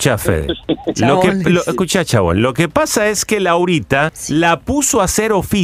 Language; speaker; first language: Spanish; native; Spanish